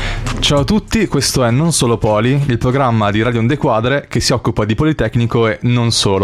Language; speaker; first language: Italian; native; Italian